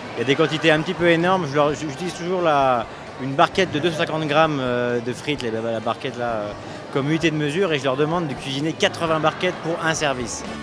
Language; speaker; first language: French; native; French